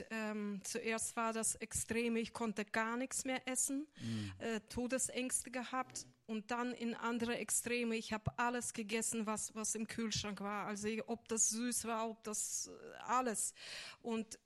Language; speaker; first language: German; non-native, fluent; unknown